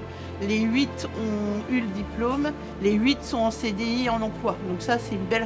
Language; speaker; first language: French; native; French